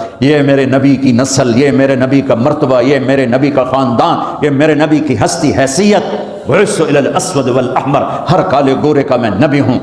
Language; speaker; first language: Urdu; non-native, local second language; Punjabi